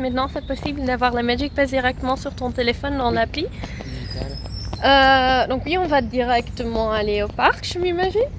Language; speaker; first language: French; non-native, fluent; Dutch